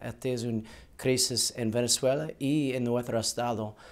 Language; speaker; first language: Spanish; non-native, learner; English